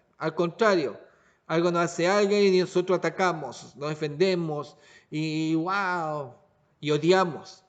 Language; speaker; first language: Spanish; native; Spanish